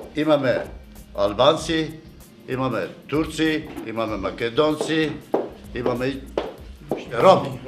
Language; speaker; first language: Macedonian; non-native, local second language; Albanian